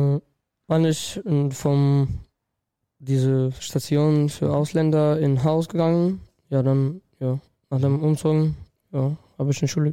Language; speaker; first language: German; non-native, learner; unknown